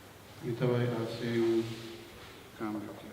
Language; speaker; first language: Spanish; non-native, learner; Papiamento